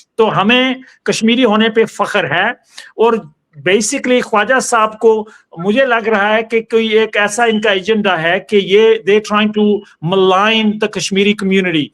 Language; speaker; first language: Urdu; non-native, local second language; Punjabi